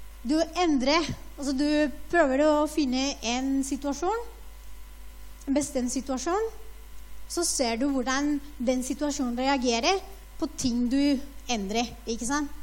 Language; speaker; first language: Norwegian; non-native, fluent; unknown